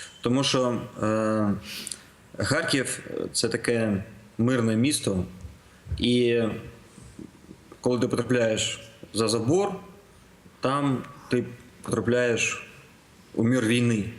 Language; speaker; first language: Ukrainian; non-native, local second language; Russian